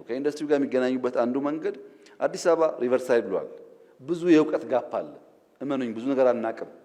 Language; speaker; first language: Amharic; non-native, local second language; Oromo